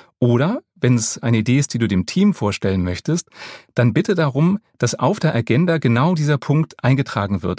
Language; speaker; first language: German; native; German